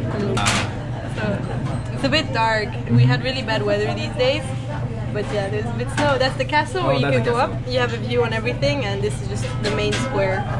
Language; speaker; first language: English; non-native, fluent; Slovak